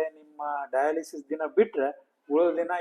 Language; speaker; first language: Kannada; native; Kannada